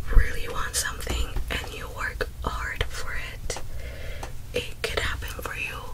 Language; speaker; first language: English; early bilingual, other home language; Spanish